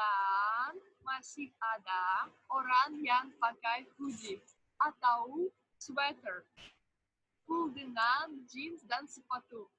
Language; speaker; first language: Indonesian; non-native, fluent; Russian